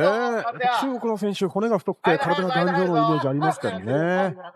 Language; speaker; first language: Japanese; native; Japanese